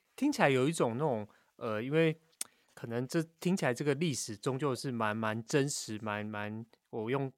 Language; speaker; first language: Chinese; native; Chinese